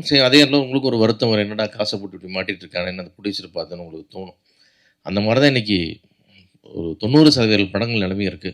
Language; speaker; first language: Tamil; native; Tamil